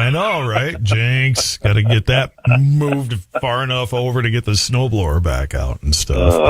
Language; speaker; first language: English; native; English